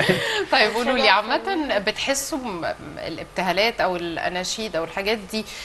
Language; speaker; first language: Arabic; native; Arabic